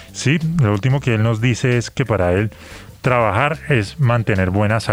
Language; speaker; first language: Portuguese; non-native, learner; Spanish